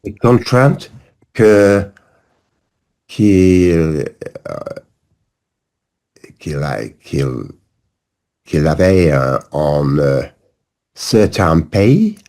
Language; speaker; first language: French; non-native, learner; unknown